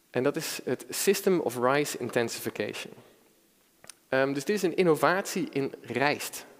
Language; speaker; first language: Dutch; native; Dutch